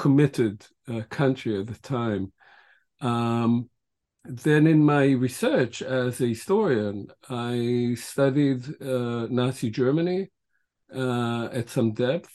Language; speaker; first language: English; non-native, fluent; Hebrew